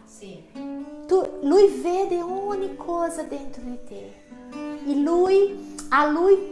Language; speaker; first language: Italian; non-native, fluent; Portuguese